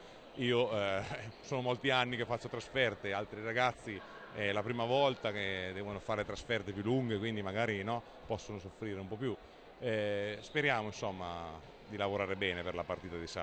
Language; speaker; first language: Italian; native; Italian